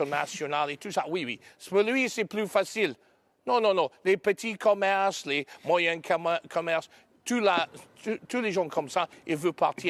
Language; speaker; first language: French; non-native, learner; English